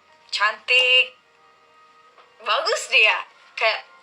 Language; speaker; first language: Indonesian; non-native, learner; Turkish